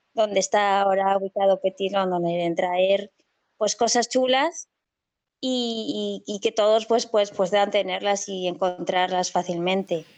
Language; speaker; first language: Spanish; native; Spanish